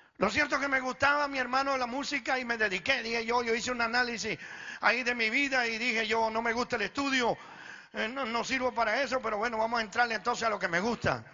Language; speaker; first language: Spanish; early bilingual, other home language; Italian